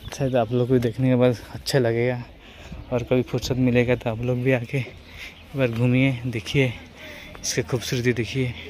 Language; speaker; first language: Hindi; non-native, local second language; Odia